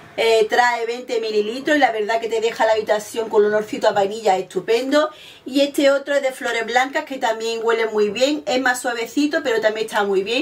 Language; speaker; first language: Spanish; native; Spanish